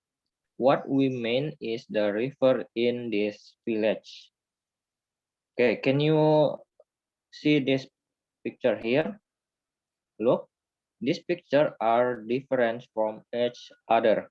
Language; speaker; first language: English; non-native, learner; Indonesian